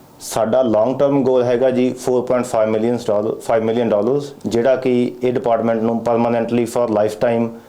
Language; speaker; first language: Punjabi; native; Punjabi